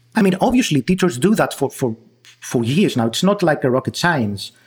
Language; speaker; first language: English; non-native, fluent; Greek